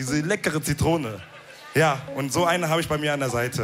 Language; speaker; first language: German; early bilingual, other home language; Wolof